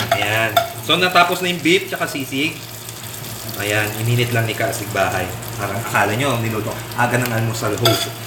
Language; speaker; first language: Filipino; non-native, local second language; Pampanga